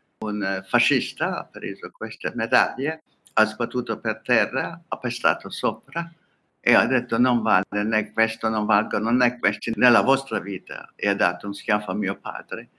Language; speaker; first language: Italian; non-native, fluent; Hungarian